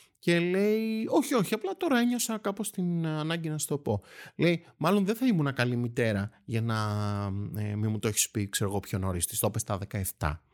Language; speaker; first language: Greek; native; Greek